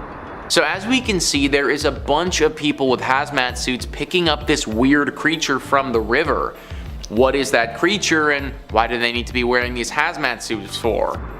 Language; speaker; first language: English; native; English